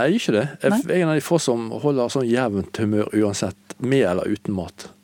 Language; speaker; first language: Norwegian; native; Norwegian